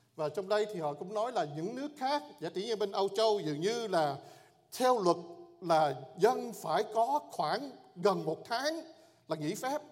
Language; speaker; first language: Vietnamese; early bilingual, heritage; Vietnamese